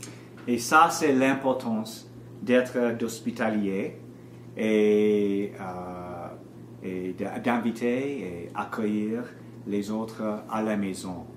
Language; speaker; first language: French; non-native, learner; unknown